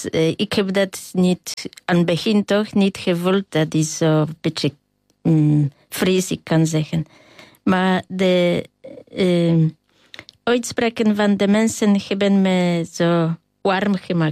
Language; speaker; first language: Dutch; non-native, fluent; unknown